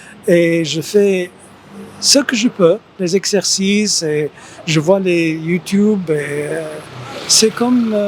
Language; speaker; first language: French; early bilingual, heritage; English